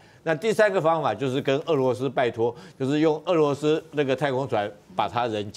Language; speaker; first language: Chinese; native; Chinese